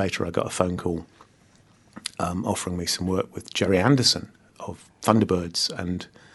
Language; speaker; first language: English; native; English